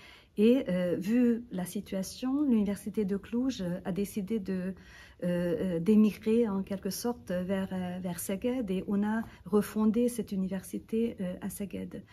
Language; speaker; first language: French; non-native, fluent; Hungarian